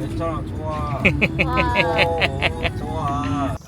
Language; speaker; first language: Korean; non-native, learner; Malay